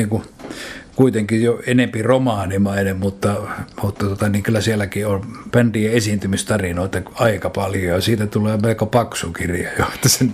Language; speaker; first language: Finnish; native; Finnish